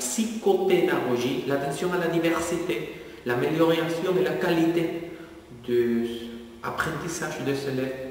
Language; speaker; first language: French; non-native, fluent; Spanish